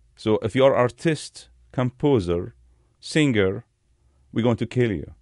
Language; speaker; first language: English; non-native, fluent; Arabic